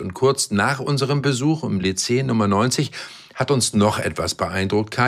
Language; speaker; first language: German; native; German